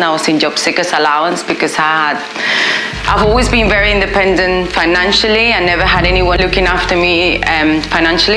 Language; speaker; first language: English; non-native, fluent; Spanish